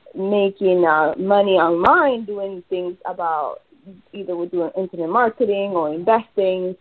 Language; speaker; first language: English; early bilingual, other home language; Spanish